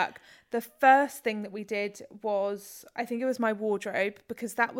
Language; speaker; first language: English; native; English